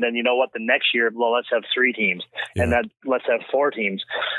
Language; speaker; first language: English; native; English